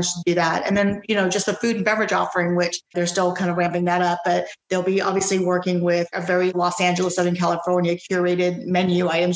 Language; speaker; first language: English; native; English